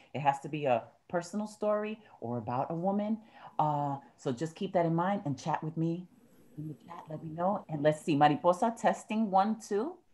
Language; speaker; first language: English; early bilingual, other home language; Spanish